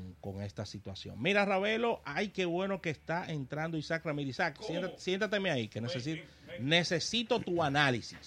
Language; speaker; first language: Spanish; native; Spanish